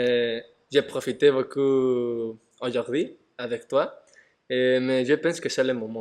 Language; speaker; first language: French; non-native, learner; Spanish